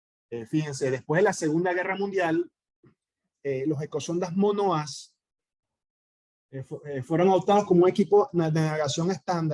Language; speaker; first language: Spanish; native; Spanish